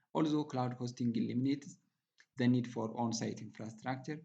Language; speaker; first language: English; non-native, local second language; Amharic